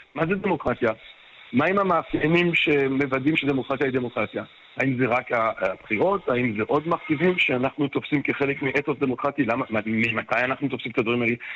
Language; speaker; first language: Hebrew; non-native, fluent; French